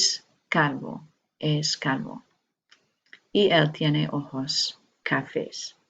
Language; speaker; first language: Spanish; non-native, fluent; English